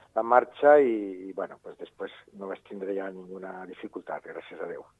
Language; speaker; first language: Catalan; native; Catalan